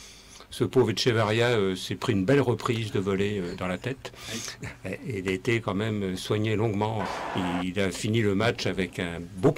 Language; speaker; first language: French; native; French